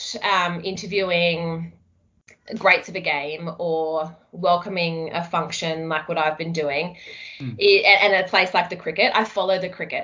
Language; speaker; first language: English; native; English